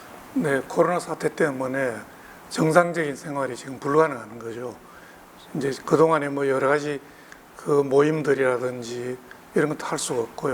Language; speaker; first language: Korean; native; Korean